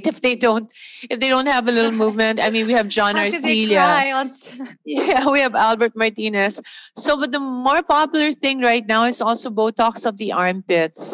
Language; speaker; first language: English; non-native, local second language; Filipino